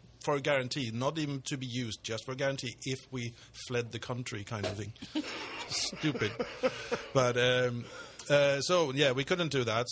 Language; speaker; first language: English; non-native, fluent; Swedish